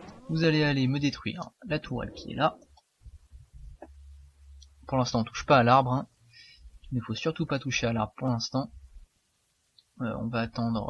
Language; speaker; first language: French; native; French